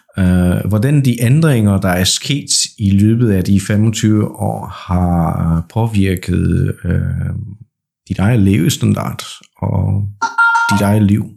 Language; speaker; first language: Danish; non-native, fluent; Polish